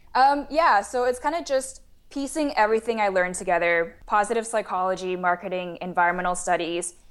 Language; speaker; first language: English; non-native, fluent; Chinese